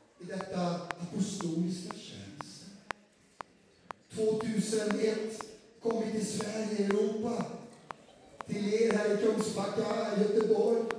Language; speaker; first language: Swedish; non-native, fluent; Portuguese